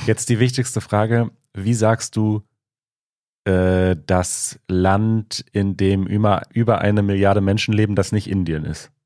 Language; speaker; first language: German; native; German